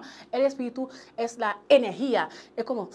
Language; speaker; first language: Spanish; non-native, local second language; Haitian Creole